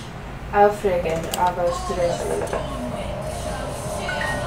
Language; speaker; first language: German; non-native, learner; English